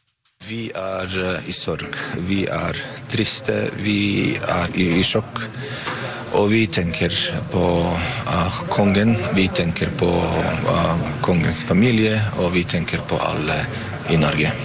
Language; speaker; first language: Norwegian; non-native, fluent; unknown